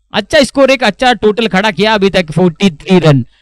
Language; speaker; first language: Hindi; non-native, local second language; Marathi